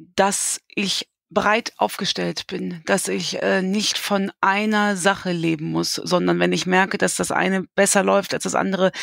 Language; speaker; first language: German; native; German